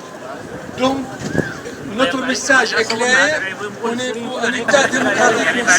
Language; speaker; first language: French; non-native, fluent; Arabic